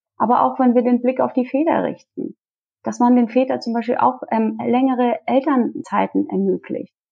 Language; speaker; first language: German; early bilingual, other home language; Russian